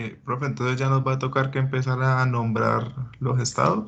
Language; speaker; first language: Spanish; native; Spanish